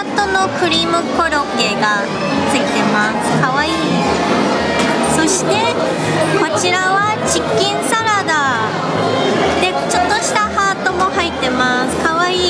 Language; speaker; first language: Japanese; non-native, fluent; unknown